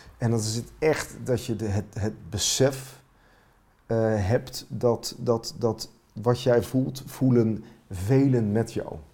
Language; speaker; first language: Dutch; non-native, fluent; Finnish